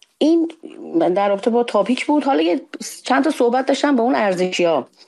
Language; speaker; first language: Persian; native; Persian